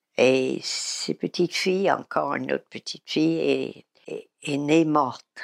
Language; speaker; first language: French; non-native, fluent; English